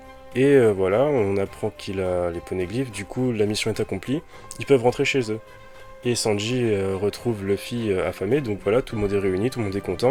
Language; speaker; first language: French; native; French